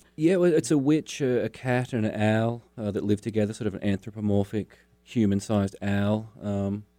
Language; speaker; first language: English; native; English